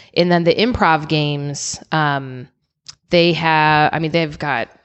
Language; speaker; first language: English; native; English